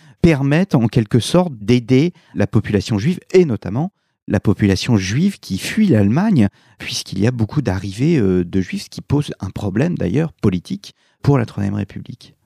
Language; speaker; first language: French; native; French